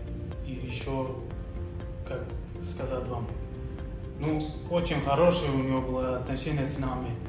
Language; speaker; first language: Russian; non-native, learner; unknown